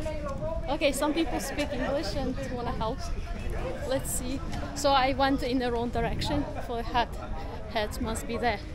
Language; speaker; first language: English; non-native, fluent; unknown